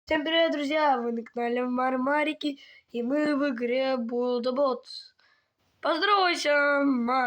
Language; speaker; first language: Russian; native; Russian